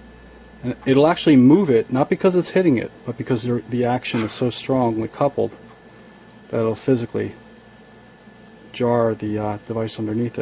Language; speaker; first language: English; native; English